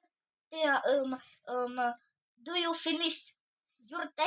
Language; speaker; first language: English; non-native, learner; Czech